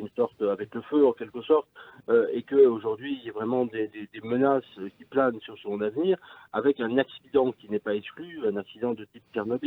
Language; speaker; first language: French; native; French